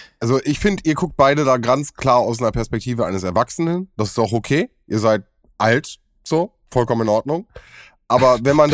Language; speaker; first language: German; native; German